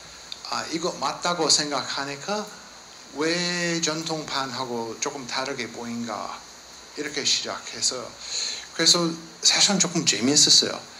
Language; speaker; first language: Korean; non-native, learner; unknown